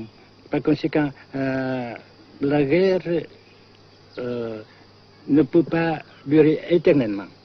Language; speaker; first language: French; non-native, local second language; Vietnamese